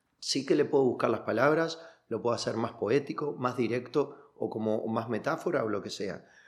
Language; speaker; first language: Spanish; native; Spanish